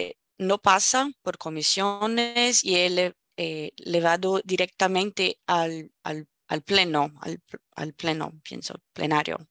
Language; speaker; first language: Spanish; non-native, fluent; Portuguese